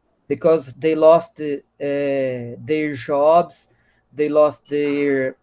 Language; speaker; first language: English; non-native, learner; Portuguese